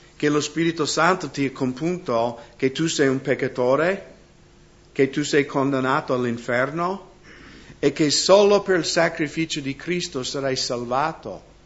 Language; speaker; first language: Italian; non-native, fluent; English